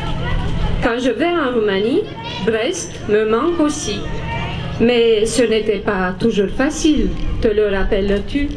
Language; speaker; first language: French; non-native, fluent; Romanian